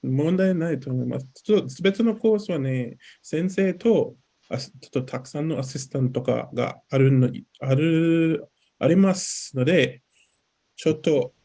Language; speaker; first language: Japanese; non-native, learner; English